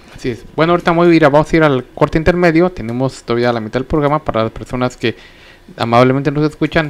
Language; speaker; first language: Spanish; native; Spanish